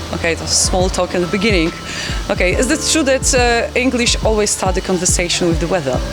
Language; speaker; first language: English; non-native, learner; Polish